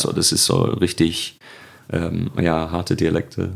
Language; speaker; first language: German; non-native, fluent; English